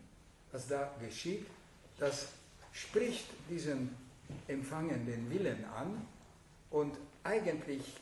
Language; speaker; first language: German; non-native, fluent; Hungarian